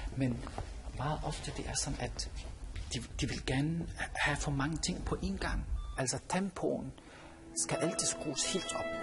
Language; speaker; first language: Danish; non-native, fluent; Arabic